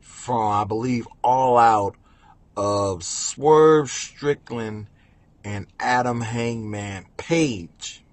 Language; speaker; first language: English; native; English